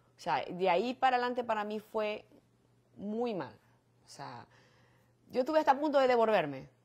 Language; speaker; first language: Spanish; native; Spanish